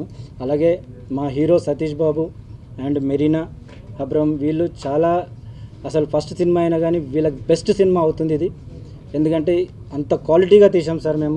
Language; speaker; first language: Telugu; native; Telugu